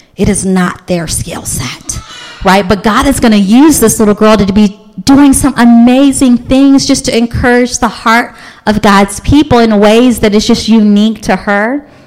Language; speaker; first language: English; native; English